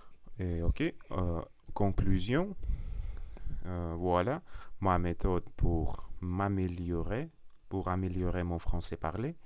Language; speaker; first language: French; non-native, learner; Russian